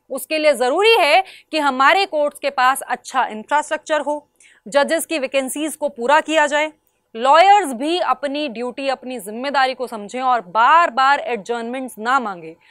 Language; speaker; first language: Hindi; native; Hindi